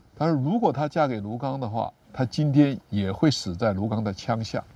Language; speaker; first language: Chinese; native; Chinese